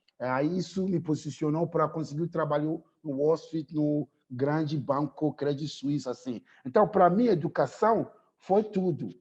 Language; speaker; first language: Portuguese; non-native, fluent; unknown